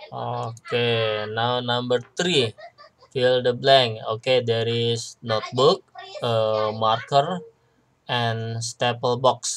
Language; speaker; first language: English; non-native, learner; Indonesian